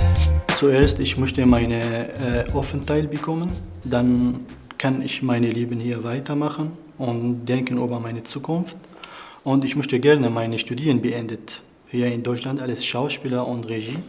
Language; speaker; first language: German; non-native, learner; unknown